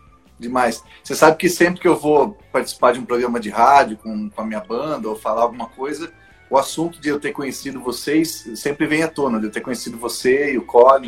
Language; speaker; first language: Portuguese; native; Portuguese